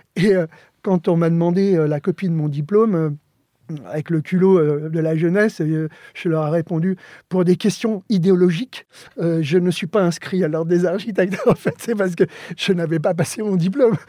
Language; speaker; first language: French; early bilingual, other home language; Spanish